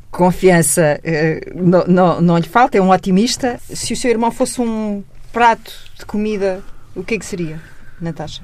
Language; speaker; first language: Portuguese; native; Portuguese